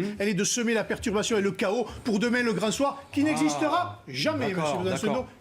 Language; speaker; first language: French; native; French